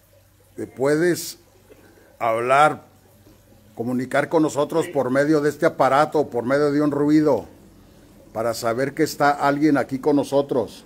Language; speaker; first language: Spanish; native; Spanish